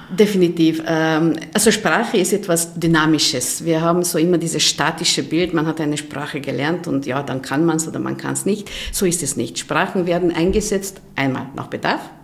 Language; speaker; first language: German; non-native, fluent; Hungarian